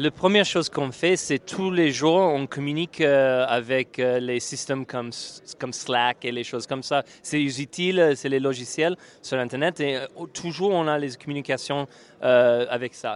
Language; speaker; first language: French; non-native, fluent; English